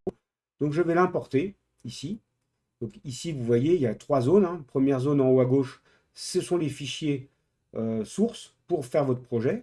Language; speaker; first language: French; native; French